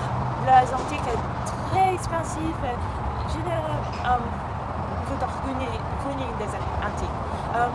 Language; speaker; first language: French; non-native, learner; English